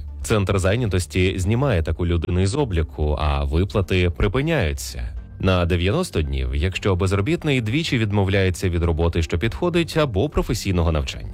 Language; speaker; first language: Ukrainian; native; Ukrainian